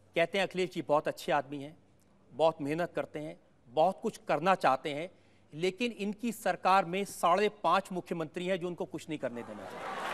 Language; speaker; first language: Hindi; native; Hindi